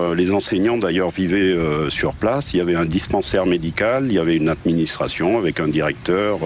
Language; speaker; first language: French; native; French